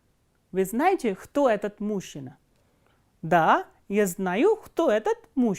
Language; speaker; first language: Russian; non-native, fluent; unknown